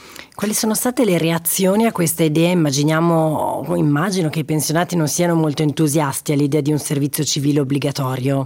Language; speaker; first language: Italian; native; Italian